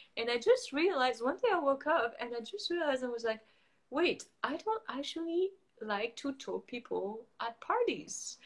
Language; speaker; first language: English; non-native, fluent; French